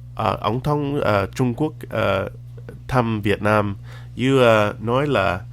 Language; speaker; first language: Vietnamese; early bilingual, heritage; Vietnamese